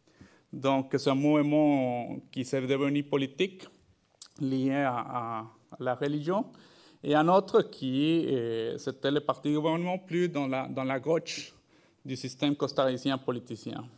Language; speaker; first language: French; non-native, fluent; Spanish